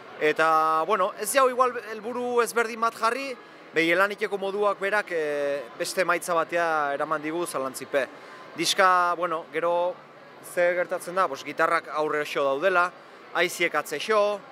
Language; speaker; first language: Basque; native; Basque